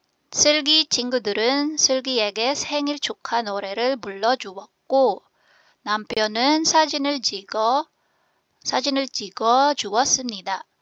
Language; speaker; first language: Korean; non-native, fluent; Filipino